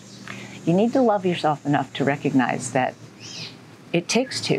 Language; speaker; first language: English; native; English